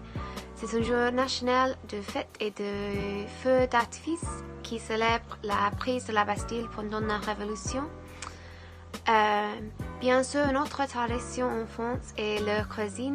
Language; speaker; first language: French; non-native, fluent; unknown